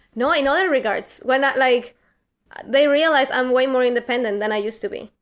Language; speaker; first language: English; non-native, fluent; Spanish